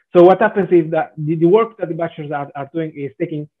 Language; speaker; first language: English; non-native, fluent; Italian